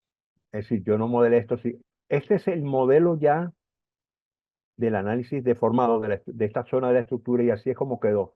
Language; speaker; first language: Spanish; native; Spanish